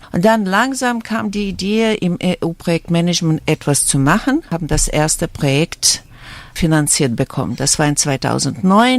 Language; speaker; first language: German; non-native, fluent; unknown